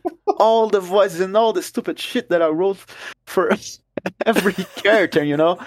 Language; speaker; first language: English; non-native, fluent; Portuguese